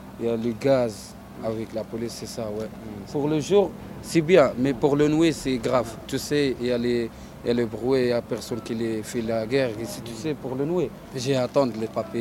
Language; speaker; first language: French; non-native, learner; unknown